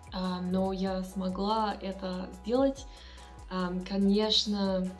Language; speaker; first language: Russian; non-native, learner; English